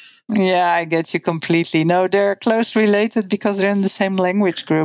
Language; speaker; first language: English; non-native, fluent; Dutch